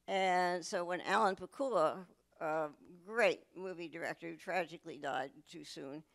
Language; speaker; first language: English; native; English